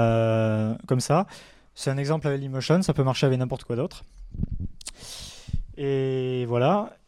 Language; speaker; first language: French; native; French